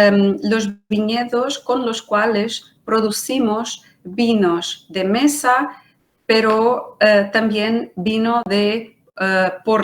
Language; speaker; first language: Spanish; non-native, fluent; Portuguese